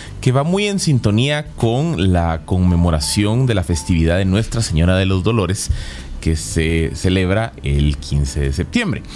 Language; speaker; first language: Spanish; native; Spanish